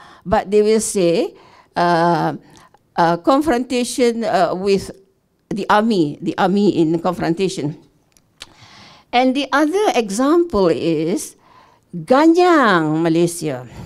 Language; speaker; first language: English; non-native, local second language; Malay